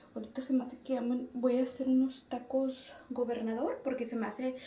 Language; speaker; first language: Spanish; early bilingual, heritage; Spanish